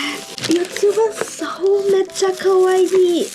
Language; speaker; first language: Japanese; non-native, learner; English